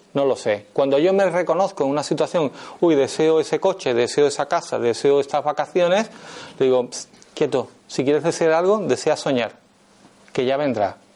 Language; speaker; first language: Spanish; native; Spanish